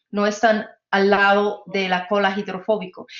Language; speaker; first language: Spanish; non-native, fluent; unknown